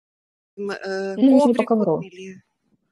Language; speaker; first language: Russian; native; Russian